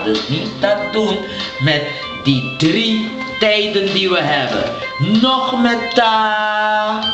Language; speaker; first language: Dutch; non-native, local second language; Papiamento